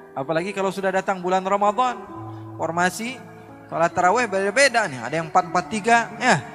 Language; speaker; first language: Indonesian; native; Indonesian